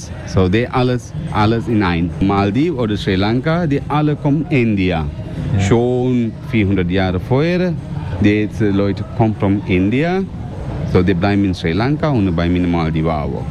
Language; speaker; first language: German; non-native, learner; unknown